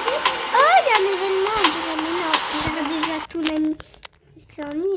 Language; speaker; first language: French; native; French